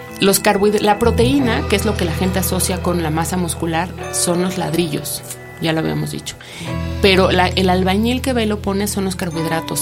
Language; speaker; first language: Spanish; native; Spanish